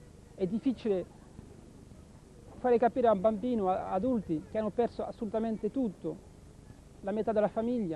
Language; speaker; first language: Italian; non-native, fluent; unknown